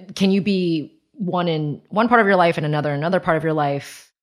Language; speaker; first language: English; early bilingual, other home language; Chinese